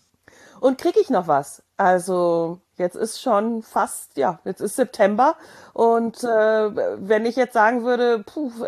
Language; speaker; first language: German; native; German